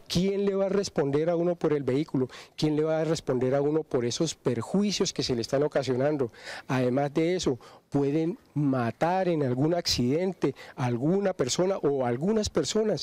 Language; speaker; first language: Spanish; native; Spanish